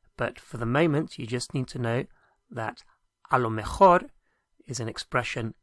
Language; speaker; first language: English; native; English